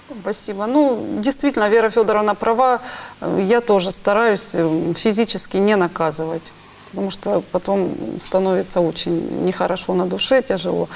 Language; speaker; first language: Russian; native; Russian